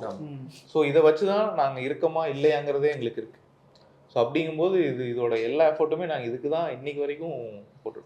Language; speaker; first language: Tamil; native; Tamil